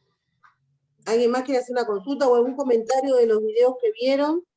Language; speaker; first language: Spanish; native; Spanish